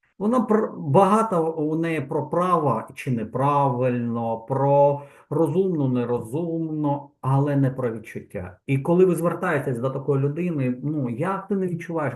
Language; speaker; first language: Ukrainian; non-native, local second language; Russian